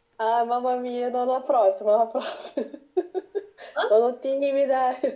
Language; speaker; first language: Italian; non-native, learner; Portuguese